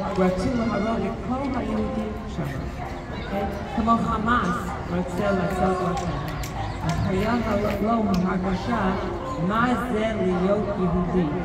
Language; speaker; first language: Hebrew; non-native, fluent; English